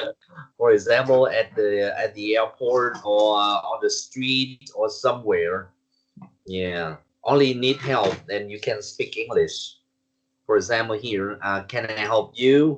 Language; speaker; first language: English; non-native, learner; Vietnamese